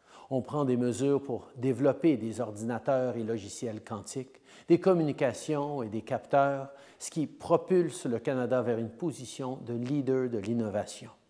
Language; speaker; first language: French; early bilingual, heritage; French